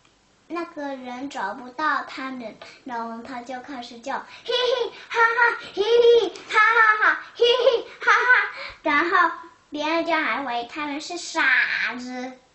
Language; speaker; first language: Chinese; early bilingual, heritage; Chinese